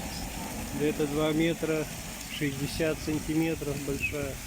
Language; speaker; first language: Russian; native; Russian